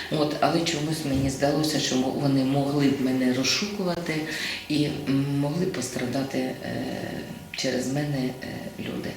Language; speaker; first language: Ukrainian; native; Ukrainian